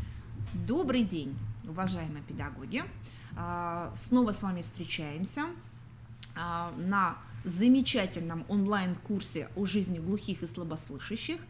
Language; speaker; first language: Russian; native; Russian